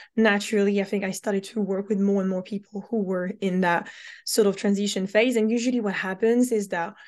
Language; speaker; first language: English; non-native, fluent; French